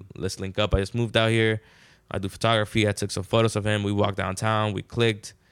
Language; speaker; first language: English; non-native, fluent; Spanish